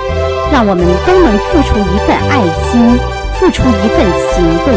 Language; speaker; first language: Chinese; native; Chinese